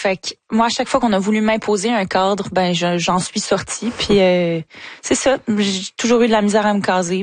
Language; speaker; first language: French; native; French